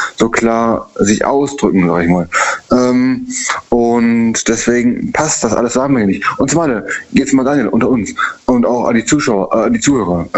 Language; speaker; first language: German; native; German